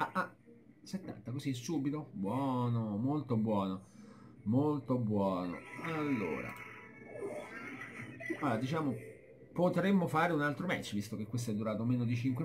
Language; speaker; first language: Italian; native; Italian